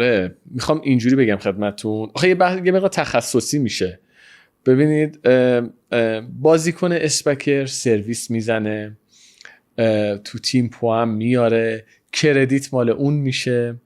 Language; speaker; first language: Persian; native; Persian